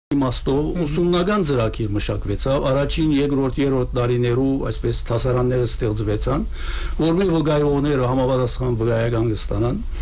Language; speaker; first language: Armenian; native; Armenian